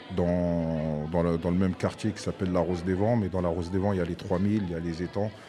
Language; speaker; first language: French; native; French